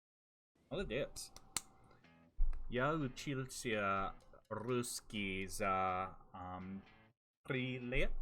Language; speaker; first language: Russian; non-native, learner; English